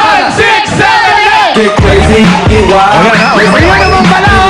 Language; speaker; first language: Filipino; native; Filipino